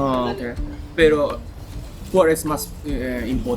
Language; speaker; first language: Spanish; non-native, learner; Japanese